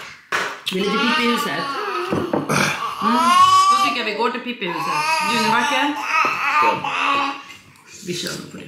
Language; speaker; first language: Swedish; native; Swedish